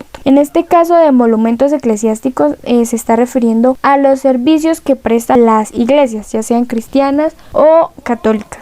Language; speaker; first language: Spanish; native; Spanish